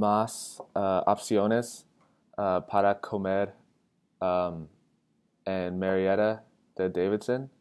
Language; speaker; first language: Spanish; non-native, learner; English